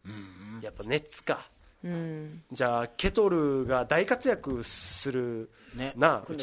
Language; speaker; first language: Japanese; native; Japanese